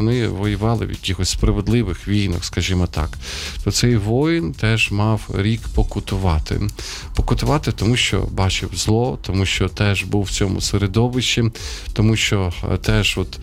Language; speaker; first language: Ukrainian; native; Ukrainian